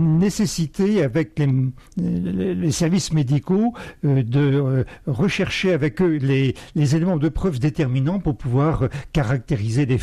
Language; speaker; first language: French; native; French